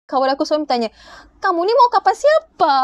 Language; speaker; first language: Malay; native; Malay